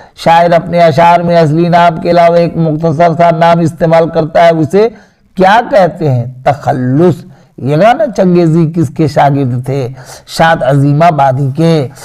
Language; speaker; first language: Urdu; native; Urdu